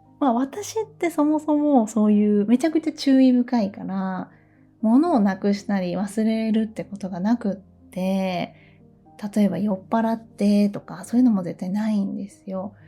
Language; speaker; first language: Japanese; native; Japanese